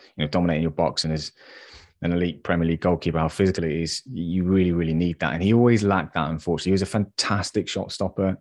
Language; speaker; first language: English; native; English